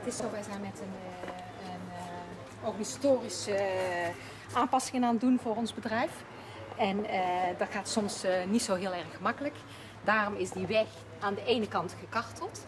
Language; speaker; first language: Dutch; native; Dutch